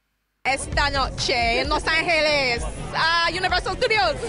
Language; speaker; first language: Spanish; non-native, learner; English